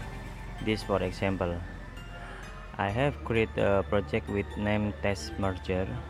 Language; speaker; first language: English; non-native, learner; Indonesian